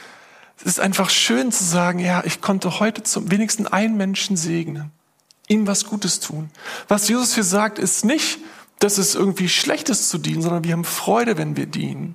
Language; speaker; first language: German; native; German